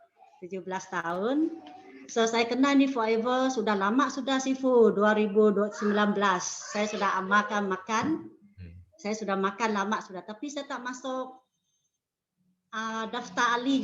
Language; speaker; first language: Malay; non-native, local second language; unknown